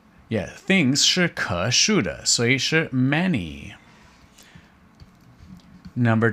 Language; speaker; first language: Chinese; non-native, fluent; English